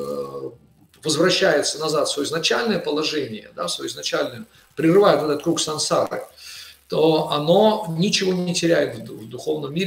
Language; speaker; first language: Russian; native; Russian